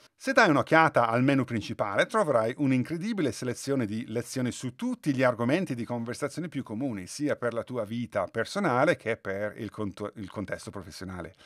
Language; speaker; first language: Italian; non-native, fluent; English